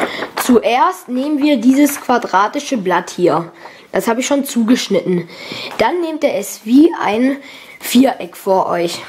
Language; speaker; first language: German; native; German